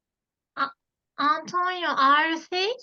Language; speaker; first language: English; non-native, learner; Turkish